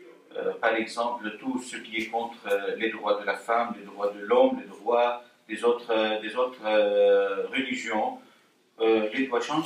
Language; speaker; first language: French; non-native, fluent; Arabic